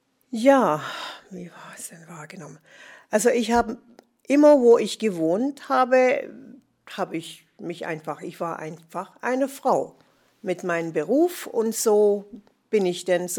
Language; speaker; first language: German; non-native, fluent; English